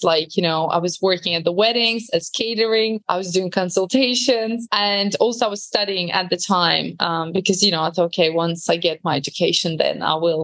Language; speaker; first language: English; non-native, fluent; Latvian